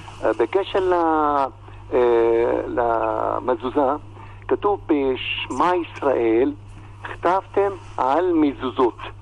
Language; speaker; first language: Hebrew; non-native, local second language; Arabic